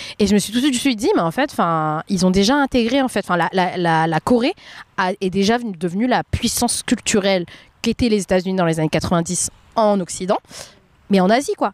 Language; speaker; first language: French; native; French